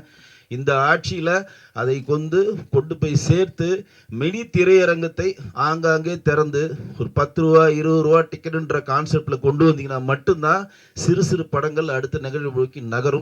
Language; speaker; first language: Tamil; native; Tamil